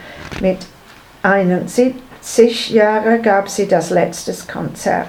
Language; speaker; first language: German; non-native, learner; English